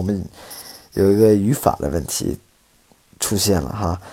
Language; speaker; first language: Chinese; non-native, fluent; English